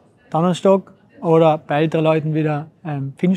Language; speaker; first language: German; native; German